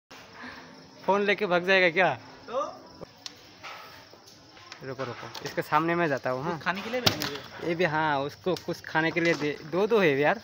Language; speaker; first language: Hindi; non-native, local second language; Assamese